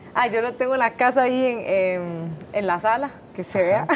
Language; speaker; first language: Spanish; native; Spanish